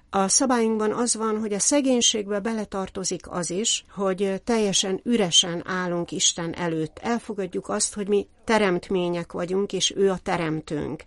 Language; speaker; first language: Hungarian; native; Hungarian